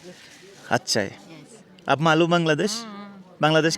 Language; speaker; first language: Hindi; non-native, learner; Bangla